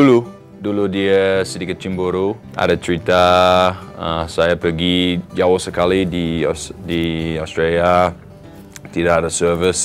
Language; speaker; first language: Indonesian; non-native, learner; English